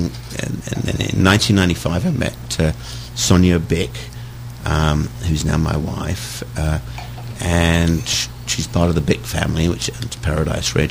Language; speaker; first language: English; native; English